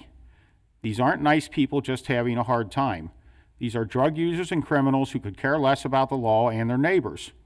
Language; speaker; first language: English; native; English